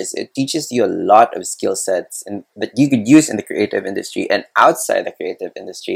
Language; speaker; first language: English; non-native, local second language; Cebuano